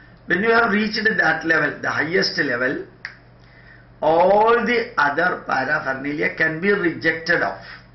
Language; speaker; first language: English; non-native, local second language; Malayalam